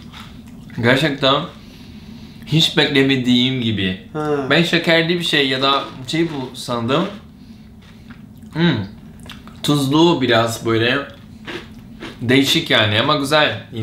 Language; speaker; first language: Turkish; non-native, fluent; Portuguese